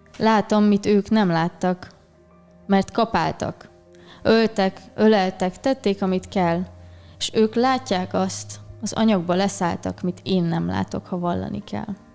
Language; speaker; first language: Hungarian; native; Hungarian